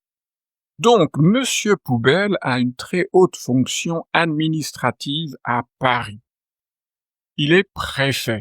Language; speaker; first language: French; native; French